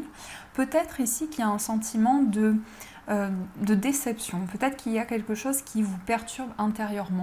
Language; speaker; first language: French; native; French